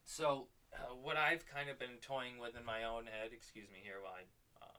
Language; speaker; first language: English; native; English